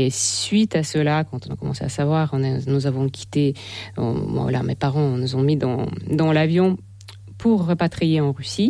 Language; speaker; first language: French; non-native, fluent; Ukrainian